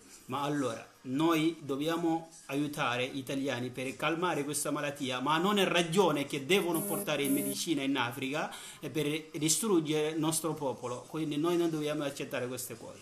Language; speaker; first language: Italian; non-native, learner; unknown